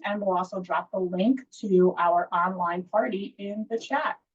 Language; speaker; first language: English; native; English